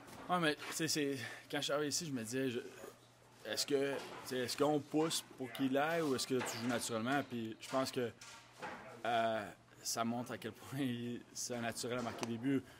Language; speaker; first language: French; native; French